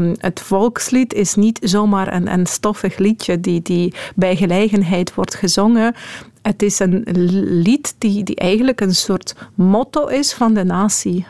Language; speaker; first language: Dutch; non-native, fluent; Polish